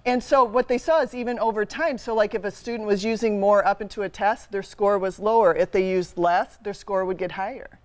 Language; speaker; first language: English; native; English